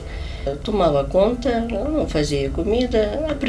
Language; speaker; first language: Portuguese; non-native, learner; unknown